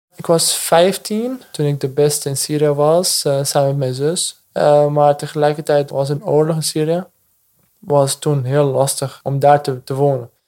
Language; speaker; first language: Dutch; non-native, fluent; Arabic